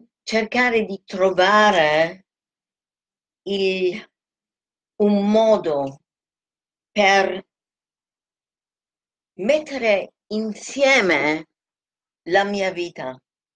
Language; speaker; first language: Italian; non-native, fluent; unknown